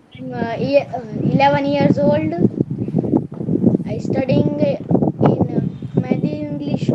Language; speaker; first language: English; non-native, learner; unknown